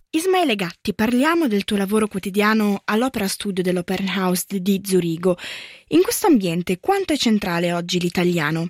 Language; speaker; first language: Italian; native; Italian